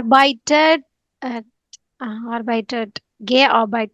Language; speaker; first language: German; non-native, learner; Tamil